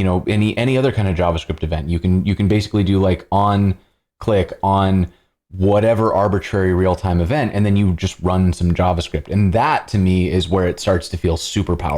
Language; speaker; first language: English; native; English